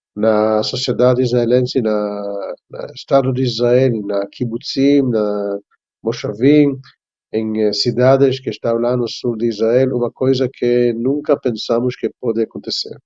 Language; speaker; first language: Portuguese; non-native, fluent; Hebrew